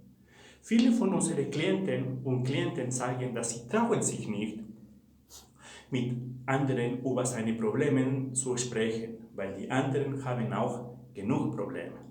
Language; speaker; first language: German; non-native, fluent; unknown